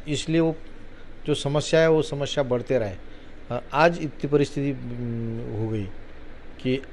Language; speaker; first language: Hindi; non-native, local second language; Marathi